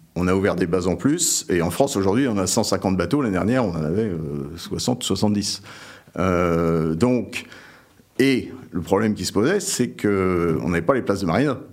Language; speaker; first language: French; native; French